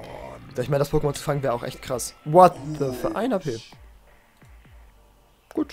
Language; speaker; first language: German; native; German